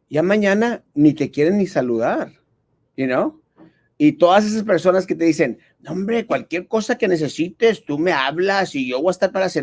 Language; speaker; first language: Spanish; early bilingual, heritage; Spanish